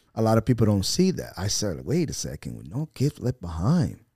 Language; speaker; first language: English; non-native, fluent; Spanish